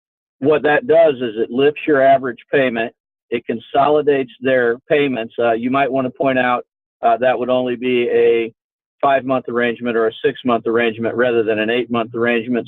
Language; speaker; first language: English; native; English